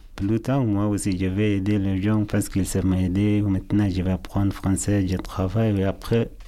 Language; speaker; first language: French; non-native, learner; Arabic